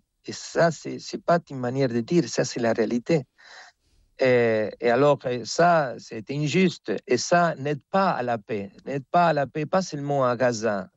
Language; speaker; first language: French; non-native, fluent; Spanish